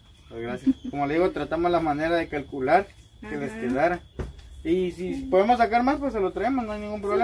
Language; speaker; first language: Spanish; native; Spanish